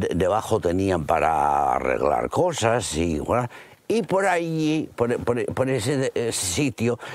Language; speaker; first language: Spanish; native; Spanish